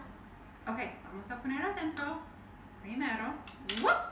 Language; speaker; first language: Spanish; non-native, learner; English